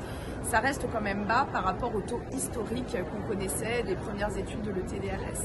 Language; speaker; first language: French; native; French